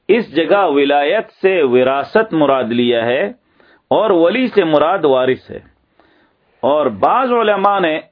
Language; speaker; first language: Urdu; native; Urdu